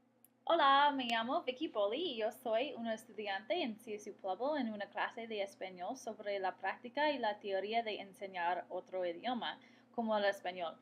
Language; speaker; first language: Spanish; non-native, fluent; English